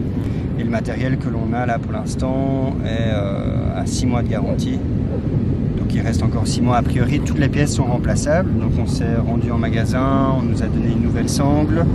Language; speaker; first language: French; native; French